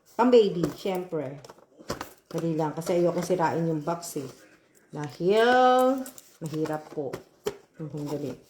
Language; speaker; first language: Filipino; native; Filipino